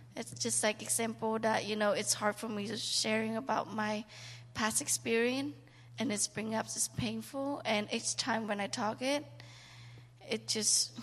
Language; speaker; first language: English; non-native, learner; Khmer